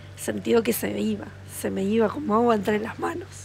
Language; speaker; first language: Spanish; native; Spanish